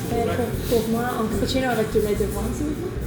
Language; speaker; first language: French; non-native, learner; English